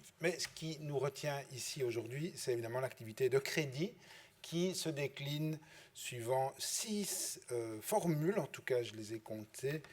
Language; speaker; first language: French; native; French